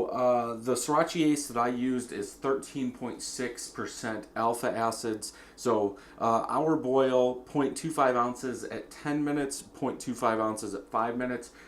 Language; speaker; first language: English; native; English